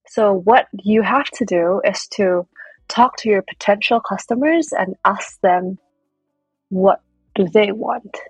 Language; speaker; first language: English; non-native, fluent; Indonesian